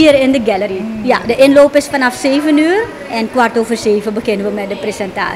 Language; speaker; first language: Dutch; native; Dutch